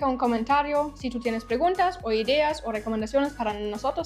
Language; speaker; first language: Spanish; non-native, fluent; German